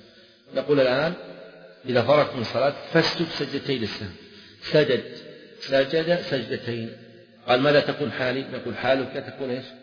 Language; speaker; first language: Arabic; native; Arabic